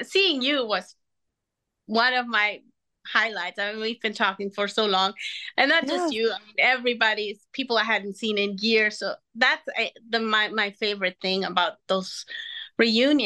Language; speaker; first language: English; non-native, fluent; Spanish